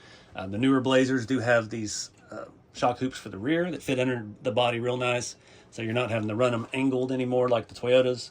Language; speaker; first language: English; native; English